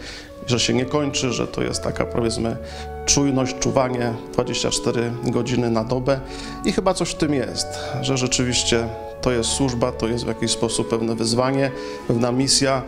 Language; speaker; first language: Polish; native; Polish